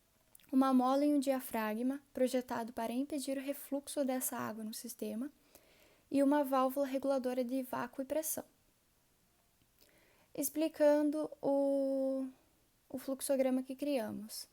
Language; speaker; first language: Portuguese; native; Portuguese